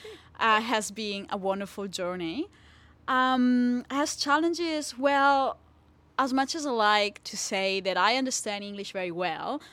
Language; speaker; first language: English; non-native, fluent; Italian